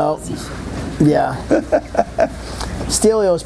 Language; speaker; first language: English; native; English